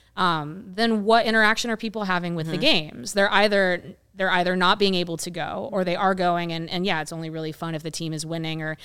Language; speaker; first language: English; native; English